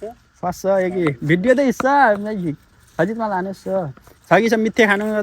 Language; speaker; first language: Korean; non-native, learner; Nepali